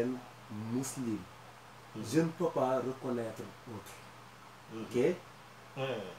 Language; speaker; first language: French; non-native, learner; Wolof